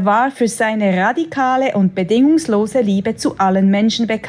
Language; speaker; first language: German; native; German